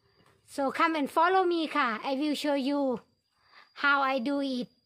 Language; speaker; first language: English; non-native, learner; Thai